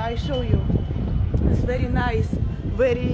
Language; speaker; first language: English; non-native, learner; Russian